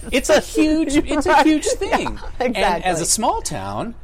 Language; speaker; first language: English; native; English